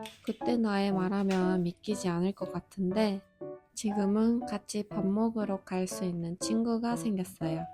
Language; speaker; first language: Korean; non-native, fluent; Japanese